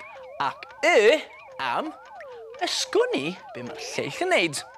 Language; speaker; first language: Welsh; native; Welsh